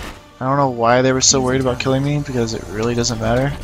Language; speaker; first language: English; native; English